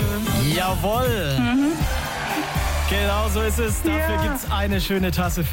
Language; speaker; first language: German; native; German